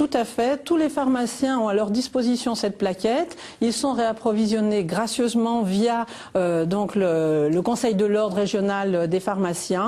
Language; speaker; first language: French; native; French